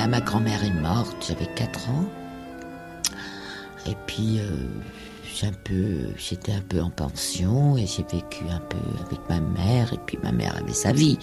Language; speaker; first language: French; non-native, fluent; Danish